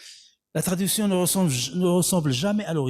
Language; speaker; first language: French; non-native, local second language; Arabic